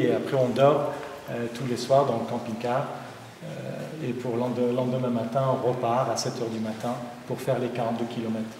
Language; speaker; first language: French; non-native, local second language; Armenian